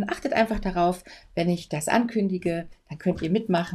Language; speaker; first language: German; native; German